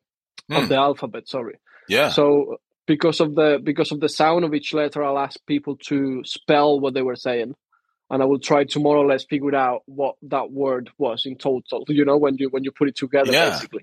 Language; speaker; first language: English; non-native, fluent; Spanish